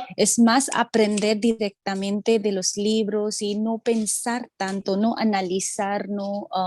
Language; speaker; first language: Spanish; non-native, fluent; Hindi